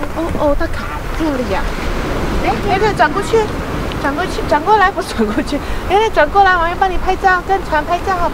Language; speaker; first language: Chinese; native; Chinese